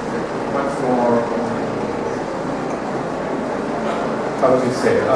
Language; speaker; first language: English; non-native, learner; Japanese